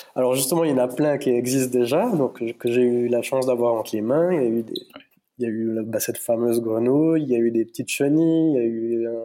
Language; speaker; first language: French; native; French